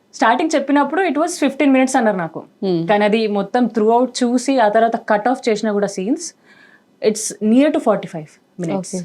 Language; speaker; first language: Telugu; non-native, local second language; Marathi